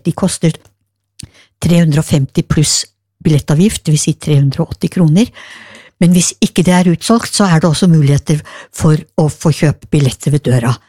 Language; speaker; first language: Norwegian; native; Norwegian